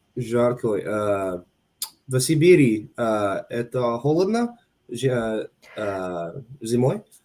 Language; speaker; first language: Russian; non-native, learner; English